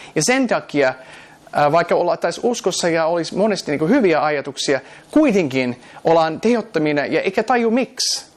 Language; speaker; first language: Finnish; non-native, fluent; English